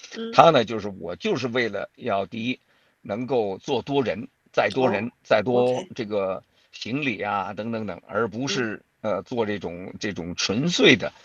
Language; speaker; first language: Chinese; native; Chinese